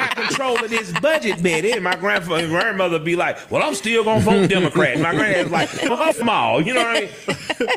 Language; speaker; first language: English; native; English